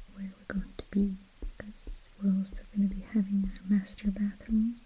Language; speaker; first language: English; non-native, fluent; Russian